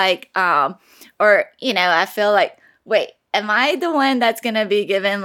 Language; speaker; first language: English; non-native, fluent; Chinese